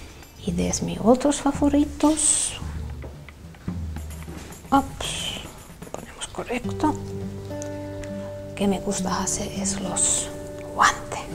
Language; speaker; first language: Spanish; non-native, learner; Finnish